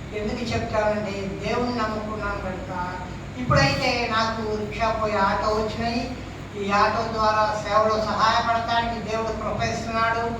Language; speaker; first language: Telugu; non-native, local second language; Tamil